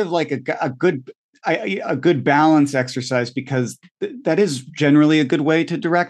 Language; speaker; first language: English; native; English